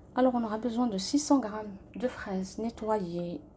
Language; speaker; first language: French; non-native, local second language; Arabic